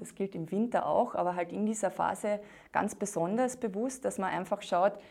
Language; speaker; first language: German; native; German